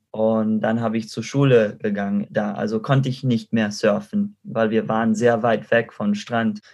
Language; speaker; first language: German; non-native, fluent; Spanish